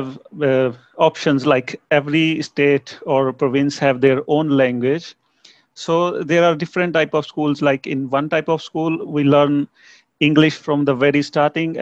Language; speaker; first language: English; non-native, local second language; Punjabi